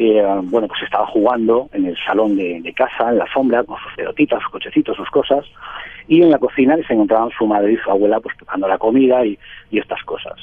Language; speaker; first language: Spanish; native; Spanish